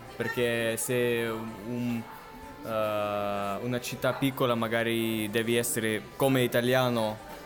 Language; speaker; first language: Italian; non-native, fluent; Russian